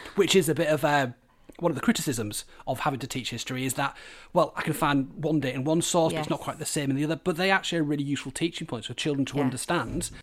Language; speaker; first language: English; native; English